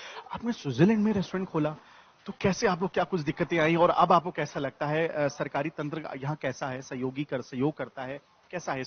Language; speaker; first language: Hindi; native; Hindi